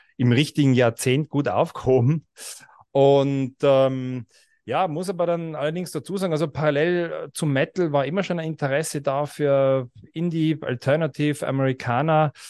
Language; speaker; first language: German; native; German